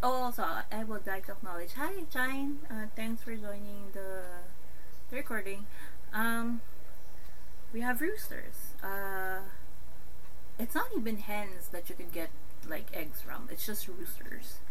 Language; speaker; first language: English; non-native, local second language; Filipino